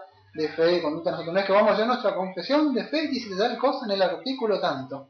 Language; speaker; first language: Spanish; native; Spanish